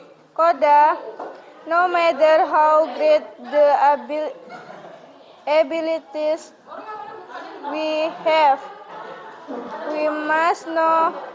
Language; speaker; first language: English; non-native, learner; Indonesian